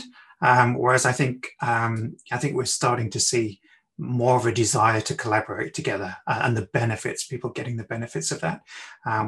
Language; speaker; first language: English; native; English